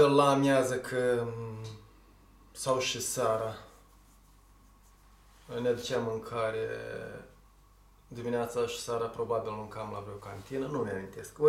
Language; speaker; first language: Romanian; native; Romanian